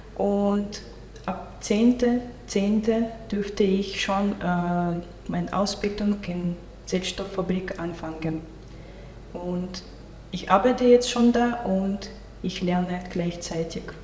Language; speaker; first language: German; non-native, local second language; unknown